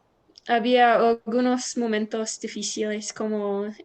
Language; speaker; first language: Spanish; non-native, learner; English